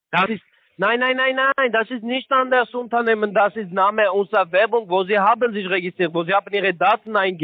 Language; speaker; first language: German; non-native, learner; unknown